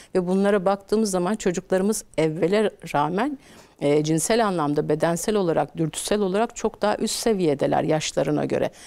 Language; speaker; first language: Turkish; native; Turkish